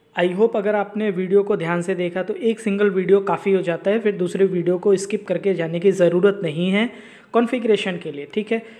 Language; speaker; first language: Hindi; native; Hindi